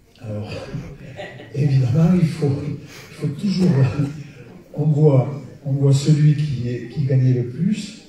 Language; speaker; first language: French; native; French